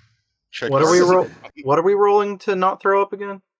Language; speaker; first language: English; native; English